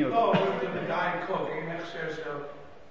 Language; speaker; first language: Hebrew; non-native, learner; English